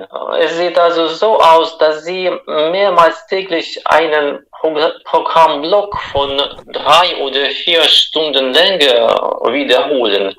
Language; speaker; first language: German; non-native, fluent; Russian